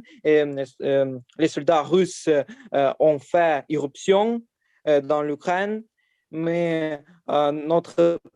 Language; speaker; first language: French; non-native, learner; Ukrainian